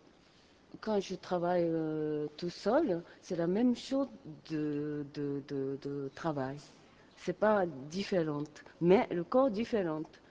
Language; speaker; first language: French; non-native, learner; Japanese